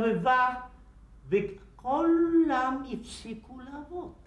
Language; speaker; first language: Hebrew; non-native, fluent; Polish